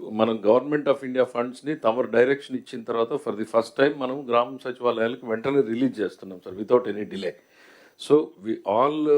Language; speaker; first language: Telugu; native; Telugu